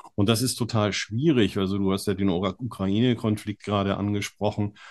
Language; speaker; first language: German; native; German